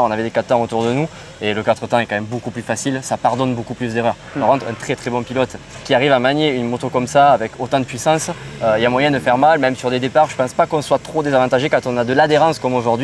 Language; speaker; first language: French; native; French